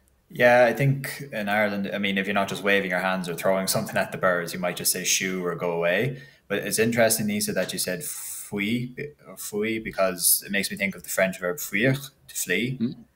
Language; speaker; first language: English; native; English